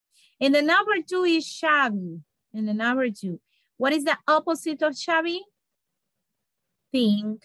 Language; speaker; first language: English; non-native, learner; Spanish